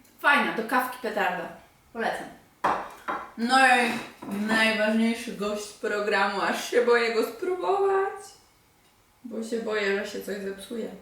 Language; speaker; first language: Polish; native; Polish